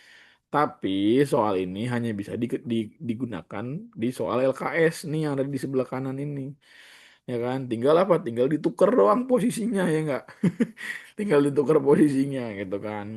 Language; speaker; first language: Indonesian; native; Indonesian